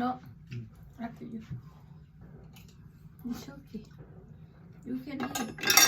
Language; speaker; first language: English; non-native, learner; Thai